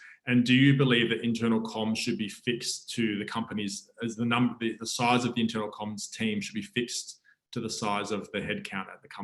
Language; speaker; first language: English; native; English